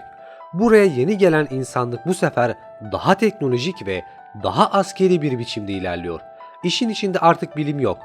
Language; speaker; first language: Turkish; native; Turkish